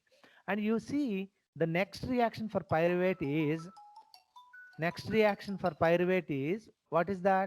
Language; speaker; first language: English; non-native, local second language; Telugu